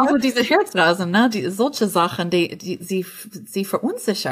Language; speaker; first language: German; non-native, fluent; English